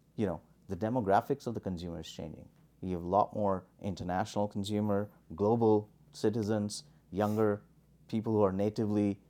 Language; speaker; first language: English; non-native, local second language; Hindi